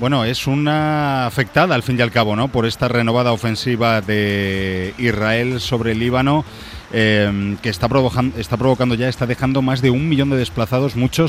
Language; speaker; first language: Spanish; native; Spanish